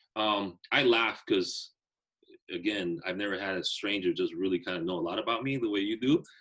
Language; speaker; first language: English; native; English